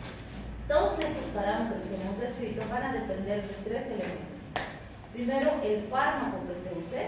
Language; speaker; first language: Spanish; native; Spanish